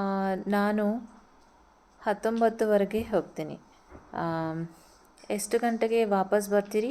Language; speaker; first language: Kannada; non-native, learner; Telugu